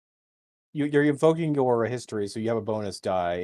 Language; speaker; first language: English; native; English